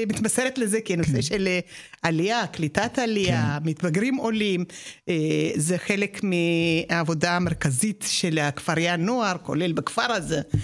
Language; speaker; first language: Hebrew; non-native, fluent; Amharic